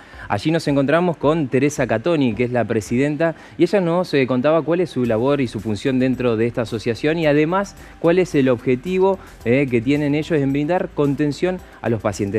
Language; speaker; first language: Spanish; native; Spanish